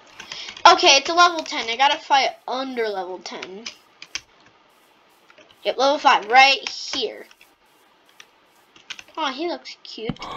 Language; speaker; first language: English; native; English